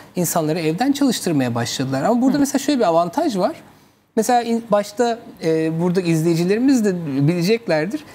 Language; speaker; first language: Turkish; native; Turkish